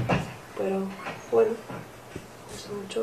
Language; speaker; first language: Spanish; non-native, learner; English